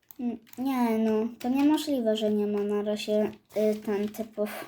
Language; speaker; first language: Polish; native; Polish